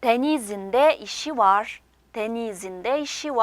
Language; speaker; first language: Turkish; non-native, fluent; Korean